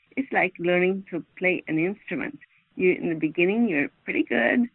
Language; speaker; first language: English; non-native, fluent; Swedish